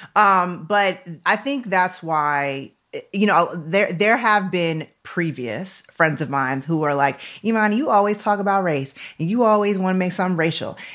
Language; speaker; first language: English; native; English